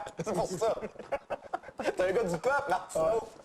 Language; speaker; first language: French; native; French